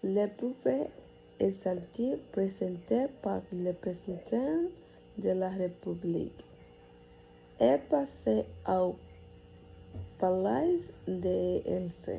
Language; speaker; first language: French; non-native, learner; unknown